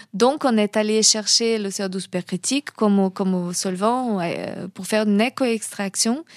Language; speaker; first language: French; non-native, fluent; Portuguese